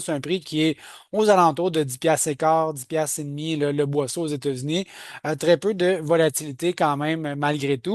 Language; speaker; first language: French; native; French